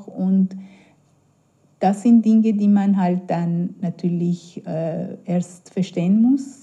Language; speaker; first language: German; non-native, fluent; Persian